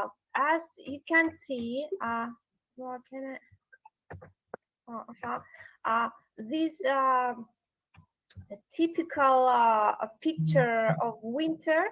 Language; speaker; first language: English; non-native, learner; Yakut